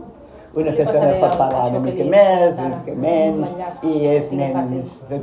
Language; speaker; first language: Catalan; non-native, learner; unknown